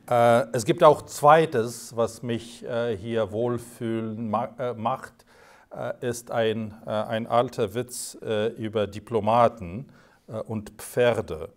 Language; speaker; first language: German; non-native, fluent; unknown